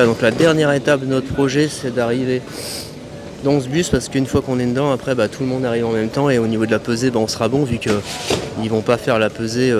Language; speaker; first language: French; native; French